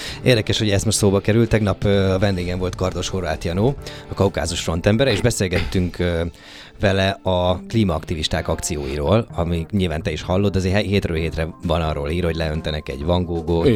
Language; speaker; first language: Hungarian; native; Hungarian